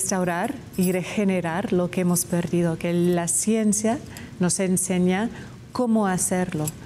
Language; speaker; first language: Spanish; non-native, fluent; English